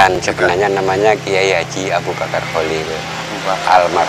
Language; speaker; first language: Indonesian; native; Indonesian